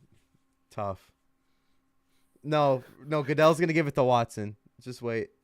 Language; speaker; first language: English; native; English